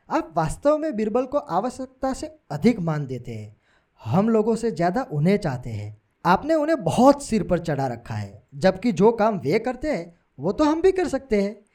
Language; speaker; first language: Hindi; non-native, local second language; Gujarati